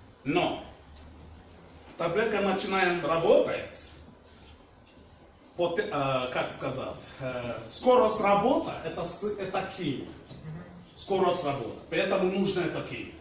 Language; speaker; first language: Russian; non-native, learner; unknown